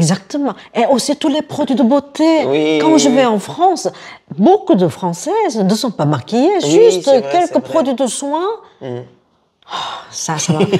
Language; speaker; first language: French; non-native, fluent; Korean